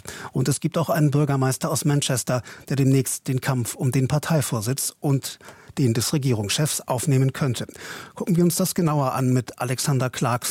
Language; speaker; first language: German; native; German